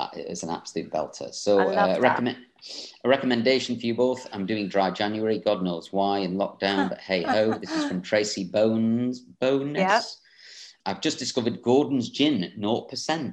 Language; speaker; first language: English; native; English